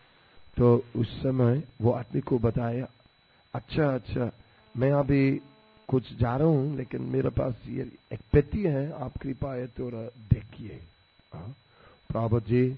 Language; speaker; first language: Hindi; non-native, fluent; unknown